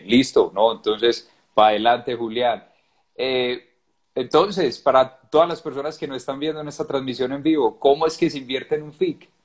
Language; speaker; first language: Spanish; native; Spanish